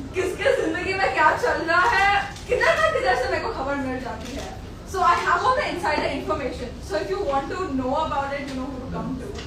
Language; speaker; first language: Hindi; native; Hindi